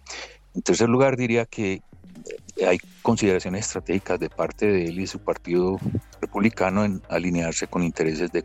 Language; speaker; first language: Spanish; native; Spanish